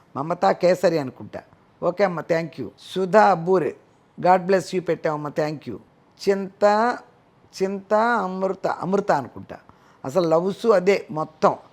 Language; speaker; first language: Telugu; native; Telugu